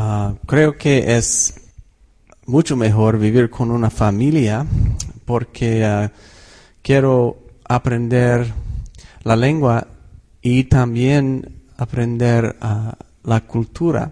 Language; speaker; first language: Spanish; non-native, fluent; English